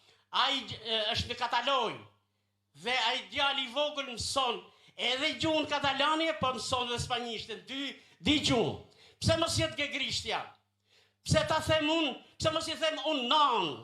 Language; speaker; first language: Albanian; native; Albanian